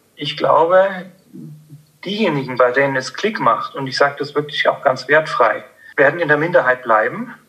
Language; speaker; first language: German; native; German